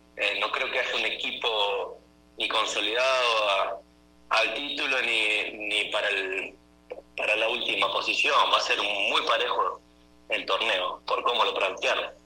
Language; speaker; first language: Spanish; native; Spanish